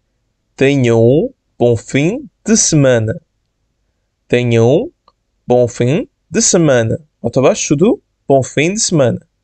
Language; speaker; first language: Portuguese; non-native, fluent; Bangla